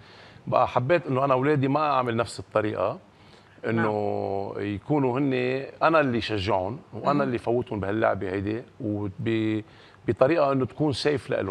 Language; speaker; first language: Arabic; native; Arabic